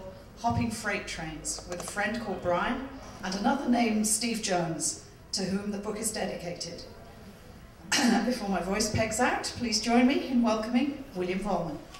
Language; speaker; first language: English; native; English